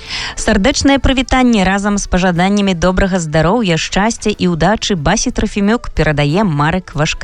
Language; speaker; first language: Polish; non-native, local second language; Belarusian